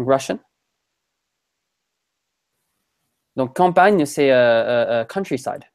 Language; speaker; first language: French; non-native, fluent; English